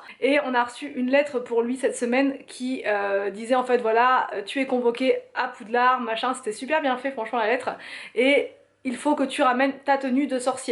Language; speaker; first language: French; native; French